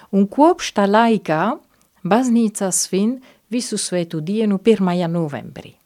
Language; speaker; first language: Latvian; non-native, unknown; Italian